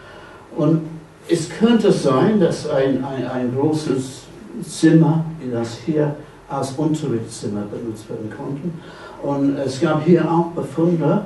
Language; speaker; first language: German; non-native, fluent; English